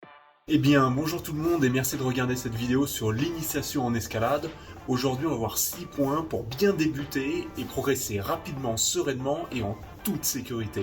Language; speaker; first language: French; native; French